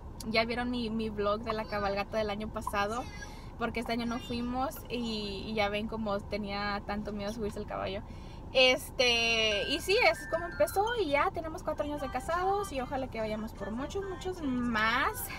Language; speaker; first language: Spanish; early bilingual, heritage; Spanish